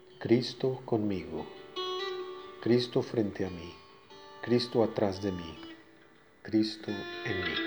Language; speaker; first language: Spanish; native; Spanish